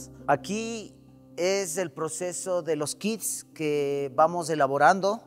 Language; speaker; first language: Spanish; native; Spanish